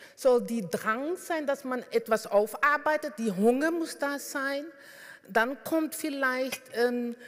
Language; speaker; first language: German; non-native, fluent; Dutch